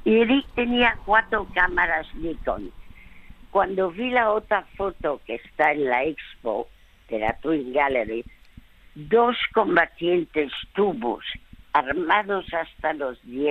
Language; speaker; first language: Spanish; early bilingual, other home language; French